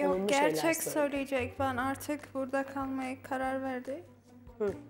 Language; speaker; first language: Turkish; non-native, learner; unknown